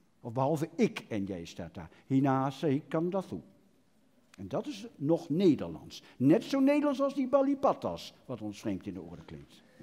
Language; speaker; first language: Dutch; native; Dutch